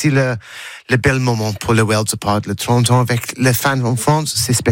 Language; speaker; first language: French; non-native, learner; English